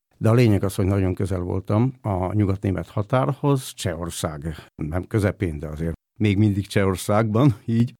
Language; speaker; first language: Hungarian; native; Hungarian